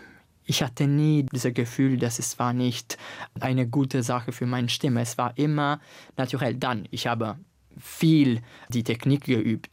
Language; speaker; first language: German; non-native, fluent; Italian